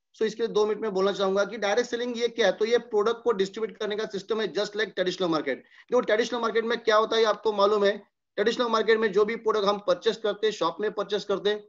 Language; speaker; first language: Hindi; non-native, local second language; Marathi